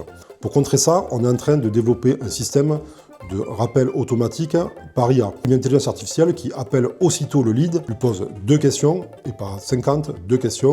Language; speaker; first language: French; native; French